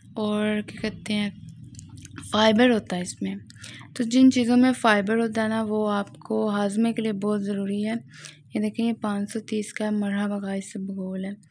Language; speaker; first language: Urdu; non-native, local second language; Pashto